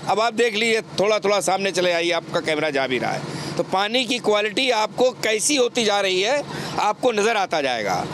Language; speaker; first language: Hindi; native; Hindi